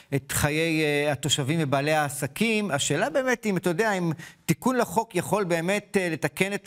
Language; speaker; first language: Hebrew; native; Hebrew